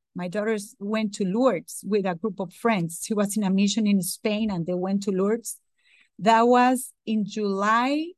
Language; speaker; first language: English; non-native, fluent; Spanish